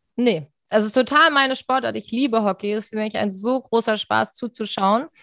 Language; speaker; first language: German; native; German